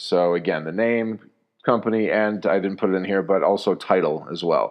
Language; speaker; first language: English; native; English